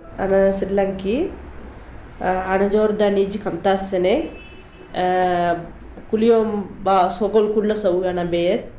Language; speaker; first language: Arabic; non-native, learner; Sinhala